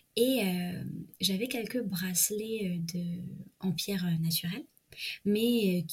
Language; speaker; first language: French; native; French